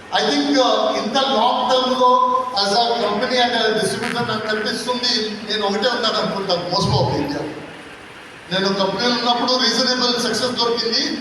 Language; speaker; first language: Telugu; non-native, local second language; Tulu